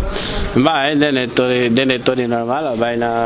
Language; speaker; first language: Basque; non-native, learner; Portuguese